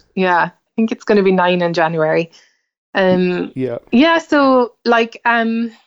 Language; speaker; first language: English; native; English